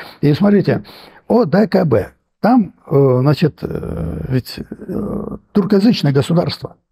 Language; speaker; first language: Russian; non-native, local second language; Armenian